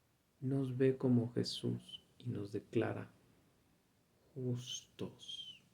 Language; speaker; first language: Spanish; native; Spanish